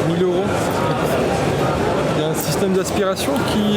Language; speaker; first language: French; native; French